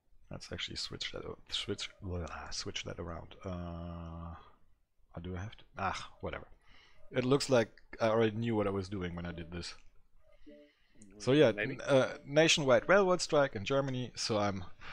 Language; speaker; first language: English; non-native, fluent; French